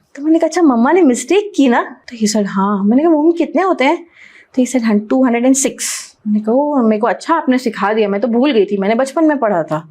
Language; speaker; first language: Hindi; non-native, local second language; Sindhi